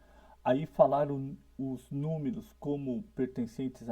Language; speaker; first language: Portuguese; native; Portuguese